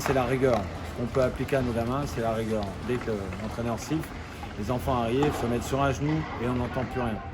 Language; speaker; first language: French; native; French